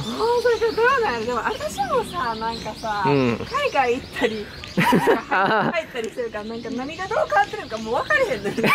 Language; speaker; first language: Japanese; native; Japanese